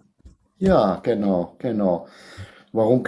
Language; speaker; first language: German; non-native, fluent; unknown